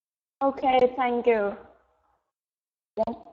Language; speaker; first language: English; non-native, learner; Vietnamese